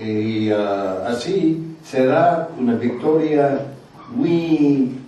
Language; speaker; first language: Spanish; non-native, fluent; English